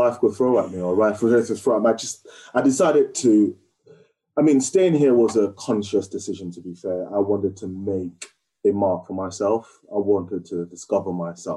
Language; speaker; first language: English; native; English